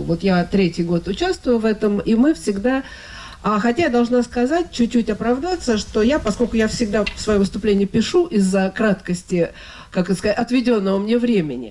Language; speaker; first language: Russian; native; Russian